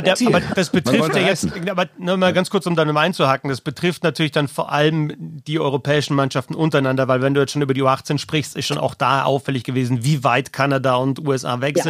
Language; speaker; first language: German; native; German